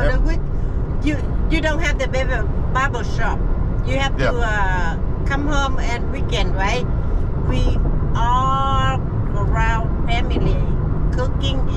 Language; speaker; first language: English; non-native, learner; Vietnamese